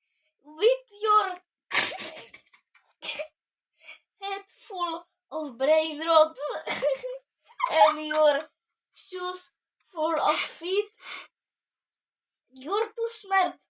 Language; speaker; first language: English; non-native, learner; Czech